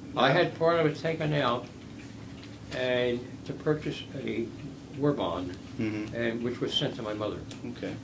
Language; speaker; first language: English; native; English